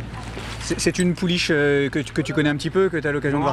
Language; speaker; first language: French; native; French